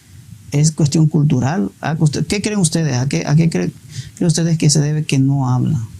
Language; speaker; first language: Spanish; native; Spanish